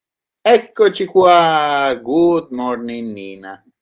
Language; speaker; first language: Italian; native; Italian